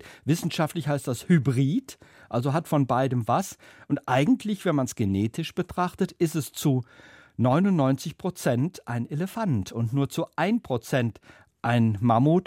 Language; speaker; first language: German; native; German